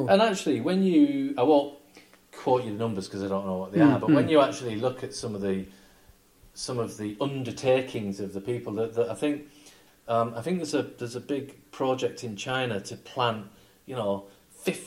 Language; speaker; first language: English; native; English